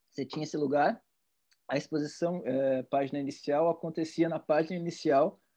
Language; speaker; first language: Portuguese; native; Portuguese